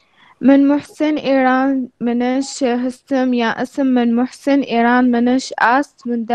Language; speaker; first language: Persian; non-native, learner; Arabic